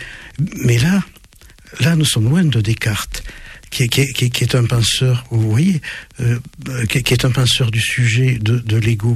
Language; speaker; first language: French; native; French